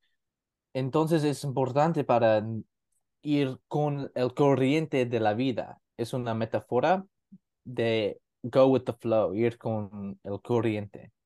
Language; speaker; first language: Spanish; non-native, learner; English